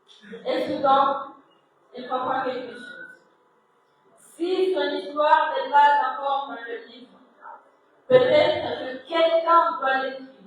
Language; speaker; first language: French; non-native, local second language; Comorian